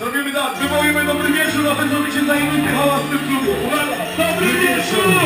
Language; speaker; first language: Polish; native; Polish